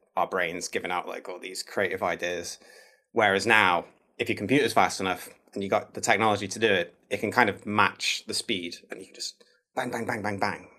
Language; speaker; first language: English; native; English